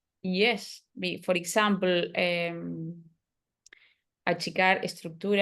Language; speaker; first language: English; non-native, learner; Spanish